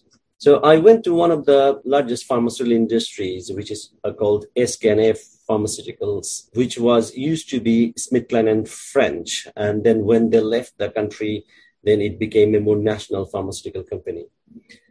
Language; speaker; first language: English; non-native, local second language; Bangla